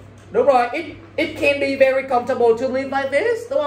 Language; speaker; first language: English; non-native, fluent; Vietnamese